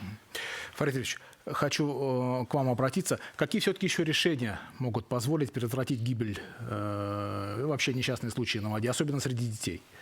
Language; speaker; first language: Russian; native; Russian